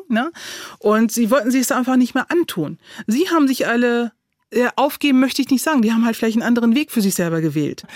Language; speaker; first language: German; early bilingual, other home language; Turkish